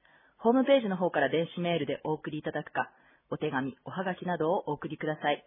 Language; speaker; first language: Japanese; native; Japanese